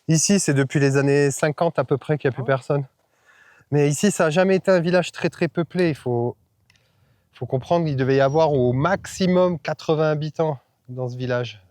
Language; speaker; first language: French; native; French